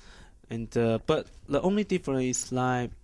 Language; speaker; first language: English; non-native, learner; Chinese